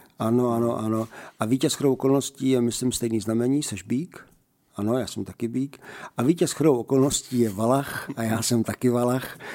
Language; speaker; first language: Czech; native; Czech